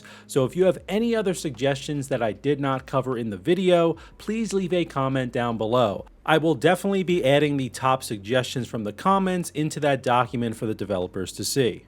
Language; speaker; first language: English; native; English